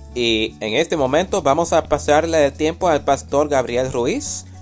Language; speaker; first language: Spanish; early bilingual, heritage; Spanish